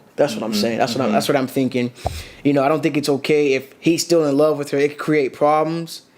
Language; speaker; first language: English; native; English